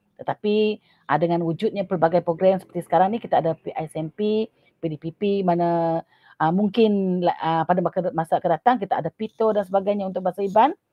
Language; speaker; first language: Malay; non-native, local second language; Iban